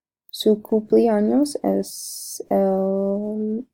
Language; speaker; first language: Spanish; non-native, learner; English